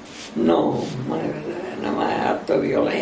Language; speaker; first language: Spanish; native; Spanish